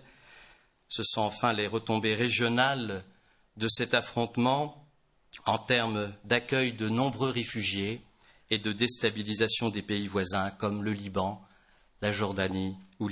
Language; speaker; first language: French; native; French